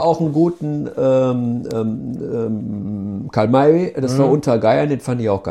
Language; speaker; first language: German; native; German